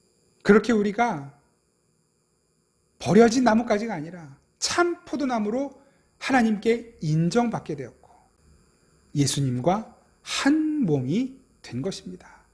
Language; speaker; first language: Korean; native; Korean